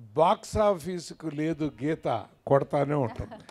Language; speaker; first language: Telugu; native; Telugu